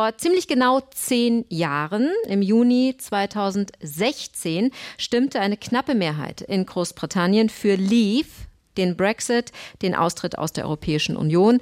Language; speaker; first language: German; native; German